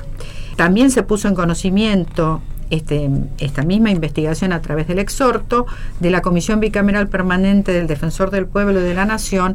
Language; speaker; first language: Spanish; native; Spanish